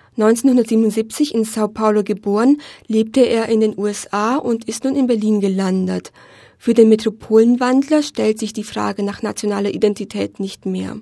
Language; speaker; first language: German; native; German